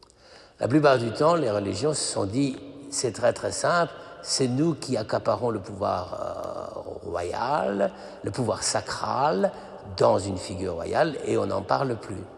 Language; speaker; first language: French; native; French